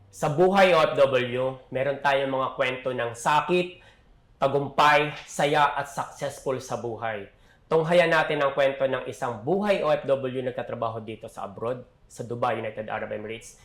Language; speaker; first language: Filipino; native; Filipino